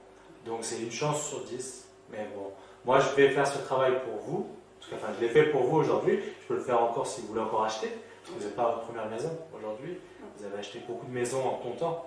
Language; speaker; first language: French; early bilingual, other home language; Turkish